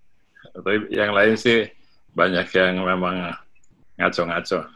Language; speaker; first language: Indonesian; native; Indonesian